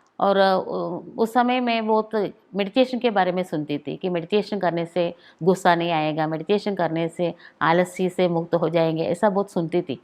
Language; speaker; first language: Hindi; non-native, local second language; Malayalam